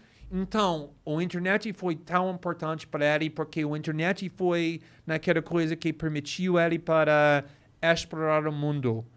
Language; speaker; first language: Portuguese; non-native, fluent; English